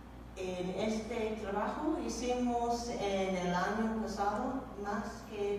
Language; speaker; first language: Spanish; non-native, learner; English